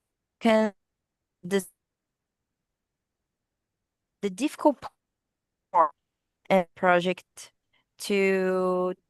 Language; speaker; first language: English; non-native, learner; Portuguese